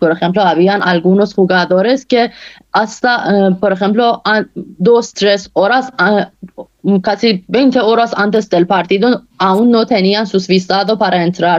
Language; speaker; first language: Spanish; non-native, fluent; Persian